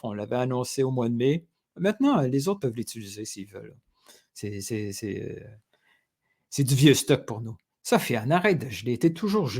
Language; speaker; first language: French; native; French